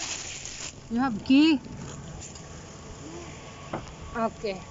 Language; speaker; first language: English; non-native, learner; Filipino